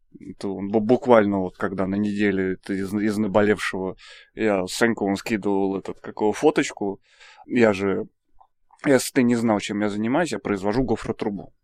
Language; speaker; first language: Russian; native; Russian